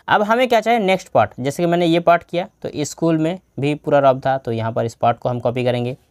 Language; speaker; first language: Hindi; non-native, local second language; Bangla